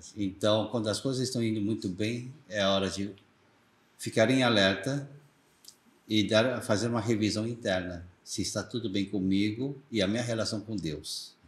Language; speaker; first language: Portuguese; early bilingual, other home language; Korean